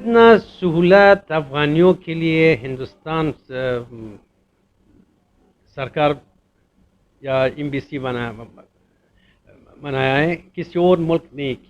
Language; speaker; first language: Hindi; non-native, fluent; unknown